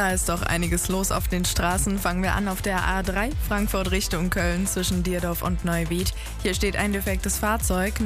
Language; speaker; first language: German; native; German